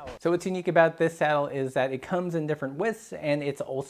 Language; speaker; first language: English; native; English